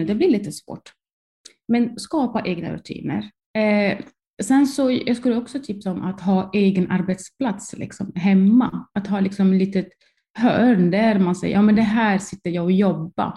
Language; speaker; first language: Swedish; non-native, fluent; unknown